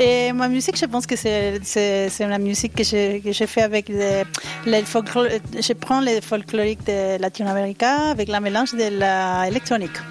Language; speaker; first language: French; non-native, fluent; Spanish